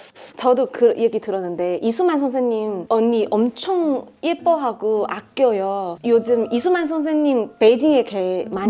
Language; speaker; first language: Korean; non-native, fluent; Chinese